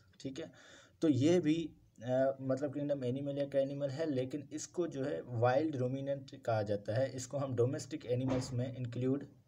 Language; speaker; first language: Urdu; non-native, local second language; Sindhi